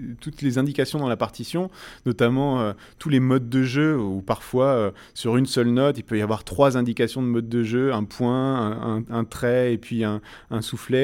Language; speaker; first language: French; native; French